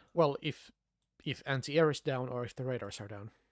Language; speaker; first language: English; non-native, fluent; Finnish